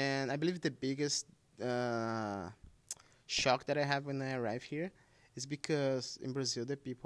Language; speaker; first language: English; non-native, fluent; Portuguese